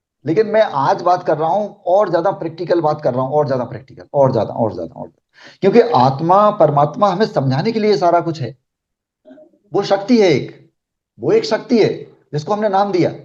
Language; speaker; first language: Hindi; native; Hindi